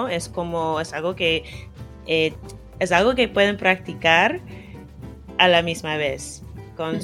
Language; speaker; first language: Spanish; non-native, fluent; English